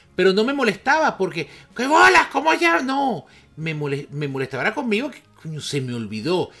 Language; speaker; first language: Spanish; native; Spanish